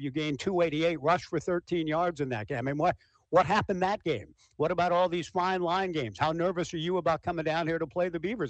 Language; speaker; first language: English; native; English